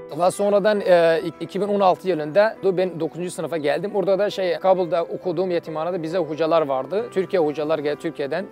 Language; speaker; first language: Turkish; non-native, fluent; Persian